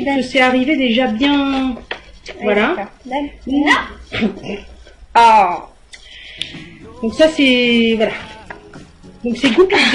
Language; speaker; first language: French; native; French